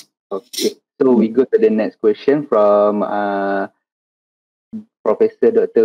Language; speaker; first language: English; non-native, local second language; Malay